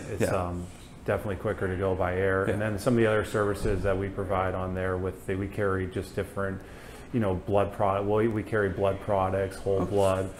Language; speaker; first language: English; native; English